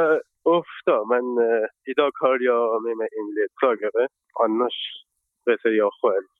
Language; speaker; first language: Swedish; non-native, fluent; Persian